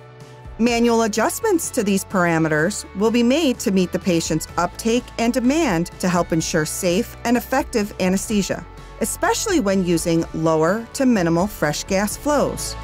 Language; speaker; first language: English; native; English